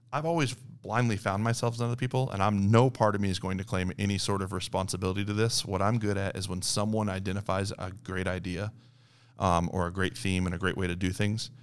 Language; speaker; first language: English; native; English